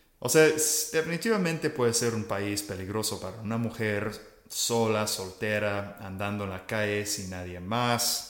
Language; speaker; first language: Spanish; non-native, fluent; English